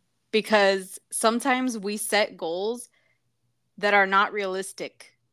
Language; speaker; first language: English; early bilingual, other home language; Spanish